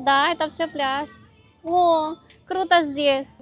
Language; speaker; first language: Russian; non-native, learner; Filipino